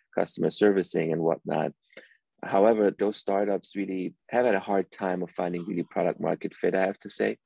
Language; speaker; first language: English; early bilingual, other home language; Persian